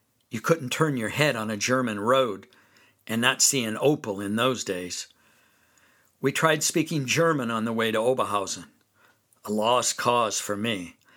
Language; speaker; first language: English; native; English